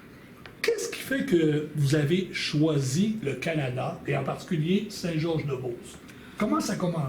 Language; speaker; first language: French; native; French